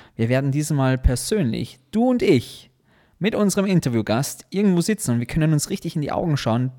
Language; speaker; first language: German; native; German